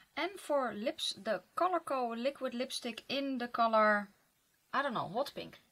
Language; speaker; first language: English; non-native, fluent; Dutch